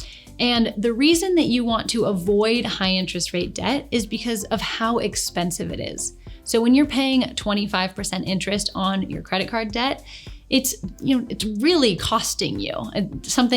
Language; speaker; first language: English; native; English